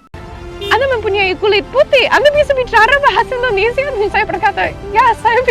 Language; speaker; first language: Indonesian; non-native, fluent; English